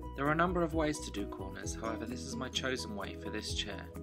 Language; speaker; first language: English; native; English